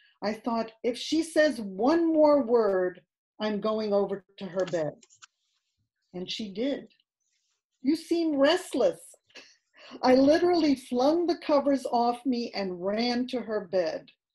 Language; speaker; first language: English; native; English